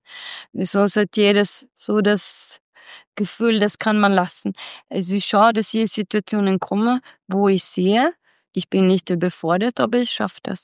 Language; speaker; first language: German; non-native, fluent; Swedish